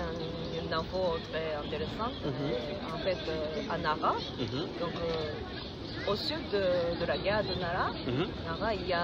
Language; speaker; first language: French; non-native, fluent; Japanese